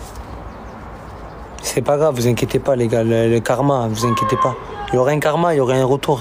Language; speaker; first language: French; native; French